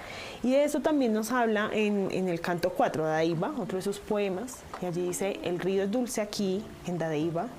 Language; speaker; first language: Spanish; native; Spanish